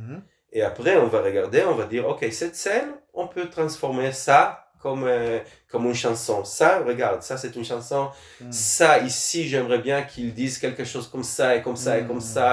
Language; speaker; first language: French; non-native, fluent; Hebrew